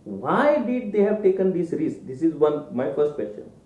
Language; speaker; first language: English; non-native, local second language; Marathi